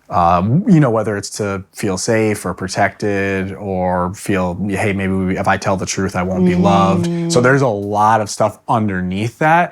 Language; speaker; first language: English; native; English